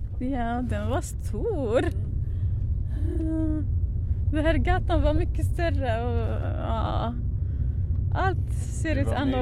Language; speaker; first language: Swedish; non-native, fluent; Arabic